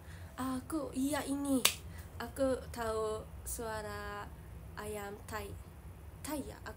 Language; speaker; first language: Indonesian; non-native, learner; Japanese